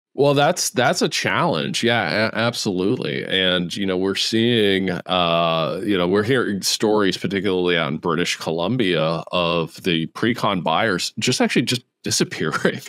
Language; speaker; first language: English; native; English